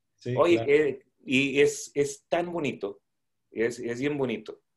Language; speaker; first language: Spanish; native; Spanish